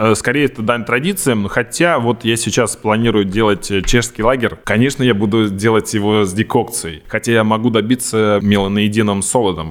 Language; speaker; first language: Russian; native; Russian